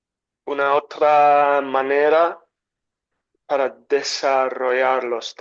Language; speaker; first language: Spanish; non-native, learner; English